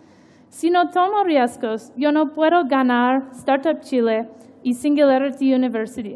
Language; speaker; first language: Spanish; non-native, learner; English